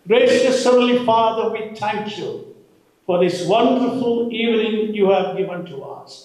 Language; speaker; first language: English; non-native, local second language; Malayalam